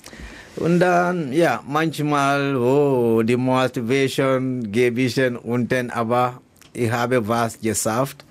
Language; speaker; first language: German; non-native, learner; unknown